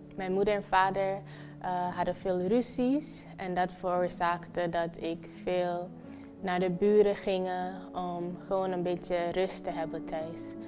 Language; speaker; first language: Dutch; non-native, local second language; Papiamento